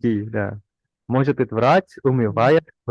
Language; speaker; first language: Russian; non-native, fluent; Indonesian